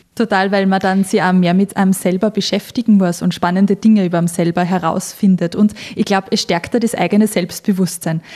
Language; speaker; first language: German; native; German